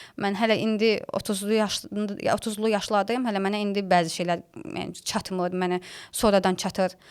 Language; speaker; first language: Azerbaijani; native; Azerbaijani